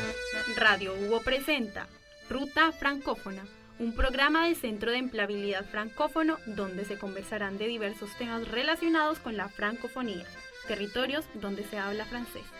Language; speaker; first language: Spanish; native; Spanish